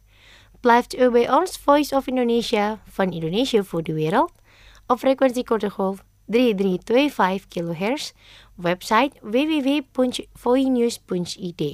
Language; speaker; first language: Dutch; non-native, fluent; Indonesian